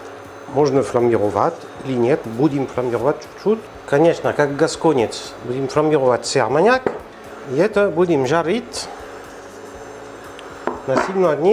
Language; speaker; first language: Russian; non-native, learner; French